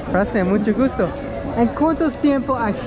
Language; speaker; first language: Spanish; non-native, learner; English